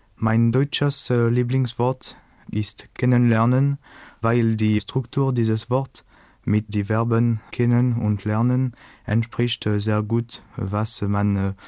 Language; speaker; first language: German; non-native, fluent; French